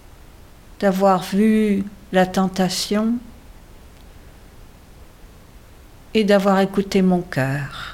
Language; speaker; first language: French; native; French